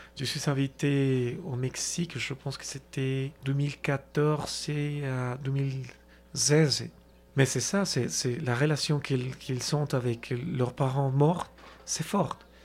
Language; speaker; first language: French; non-native, fluent; Spanish